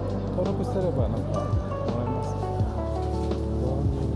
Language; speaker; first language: Japanese; non-native, fluent; Chinese